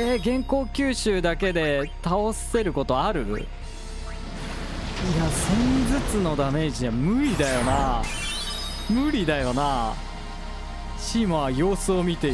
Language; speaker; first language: Japanese; native; Japanese